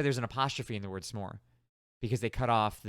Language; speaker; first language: English; native; English